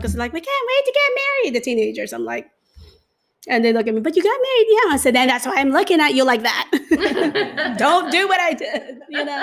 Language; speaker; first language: English; non-native, local second language; Filipino